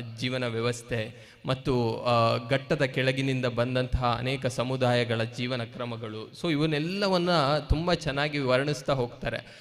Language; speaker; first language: Kannada; native; Kannada